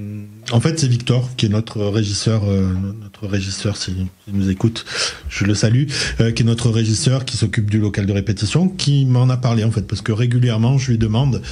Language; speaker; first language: French; native; French